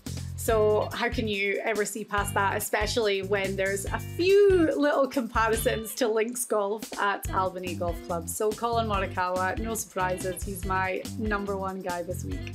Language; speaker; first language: English; native; English